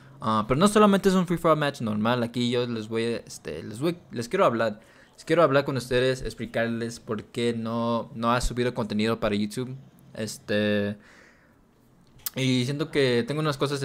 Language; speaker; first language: Spanish; early bilingual, heritage; Spanish